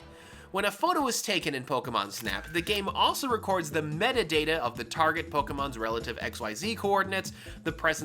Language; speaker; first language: English; native; English